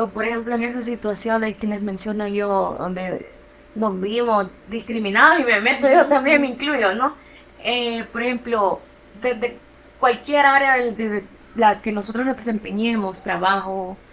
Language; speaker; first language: Spanish; native; Spanish